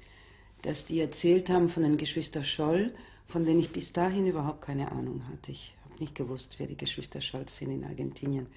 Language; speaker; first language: German; non-native, fluent; Spanish